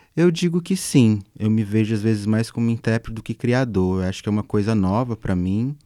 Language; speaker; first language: Portuguese; native; Portuguese